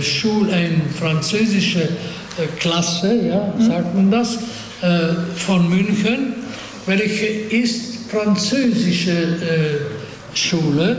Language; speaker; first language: German; non-native, fluent; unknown